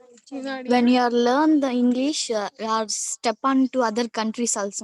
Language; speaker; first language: English; non-native, learner; Telugu